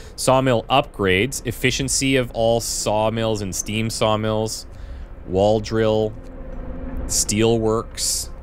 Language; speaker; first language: English; native; English